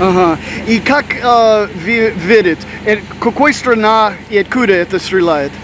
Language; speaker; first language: Russian; non-native, learner; English